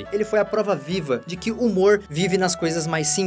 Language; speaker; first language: Portuguese; native; Portuguese